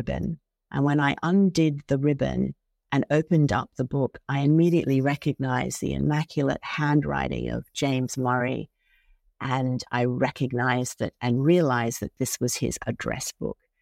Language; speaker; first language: English; native; English